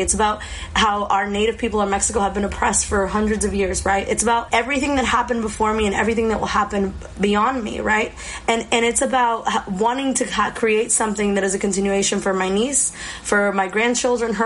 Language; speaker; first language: English; early bilingual, other home language; Spanish